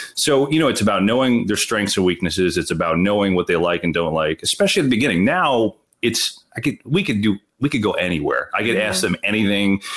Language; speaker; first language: English; native; English